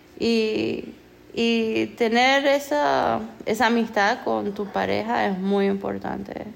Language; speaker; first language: Spanish; non-native, fluent; English